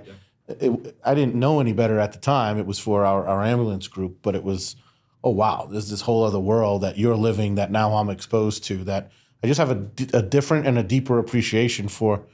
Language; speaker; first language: English; native; English